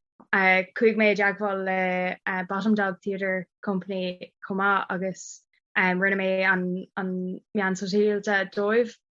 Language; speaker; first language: Irish; non-native, local second language; English